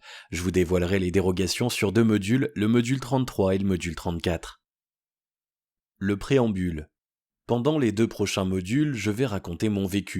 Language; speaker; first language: French; native; French